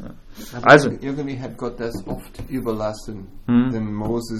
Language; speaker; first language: German; non-native, fluent; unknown